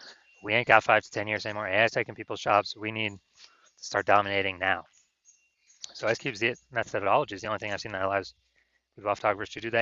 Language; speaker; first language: English; native; English